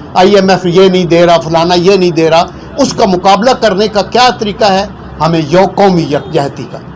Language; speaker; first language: Urdu; non-native, local second language; Punjabi